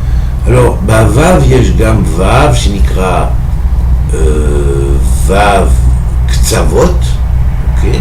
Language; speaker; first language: Hebrew; non-native, fluent; French